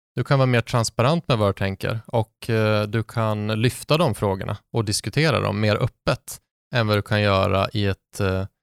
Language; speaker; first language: Swedish; native; Swedish